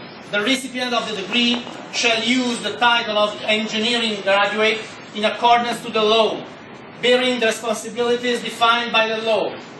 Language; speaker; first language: English; non-native, fluent; Italian